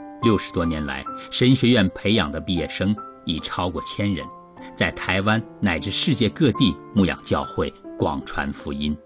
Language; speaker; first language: Chinese; native; Chinese